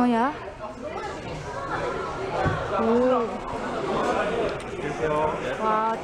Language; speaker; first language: English; non-native, local second language; Filipino